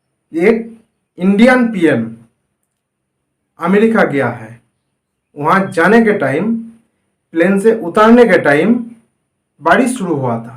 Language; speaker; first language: Hindi; non-native, fluent; Bangla